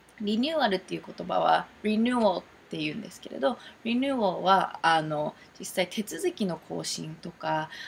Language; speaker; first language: Japanese; early bilingual, heritage; Japanese